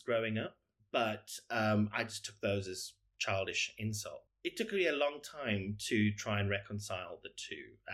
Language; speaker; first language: English; native; English